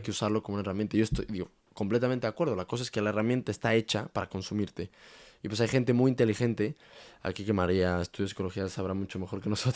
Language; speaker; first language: Spanish; native; Spanish